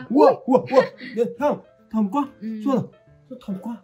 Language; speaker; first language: Vietnamese; non-native, learner; Korean